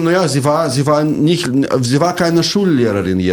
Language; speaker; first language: German; non-native, fluent; Russian